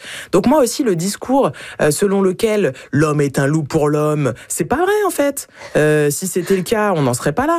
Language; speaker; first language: French; native; French